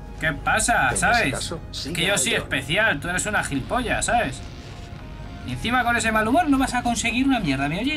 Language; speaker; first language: Spanish; native; Spanish